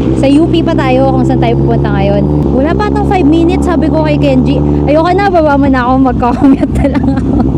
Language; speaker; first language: Filipino; native; Filipino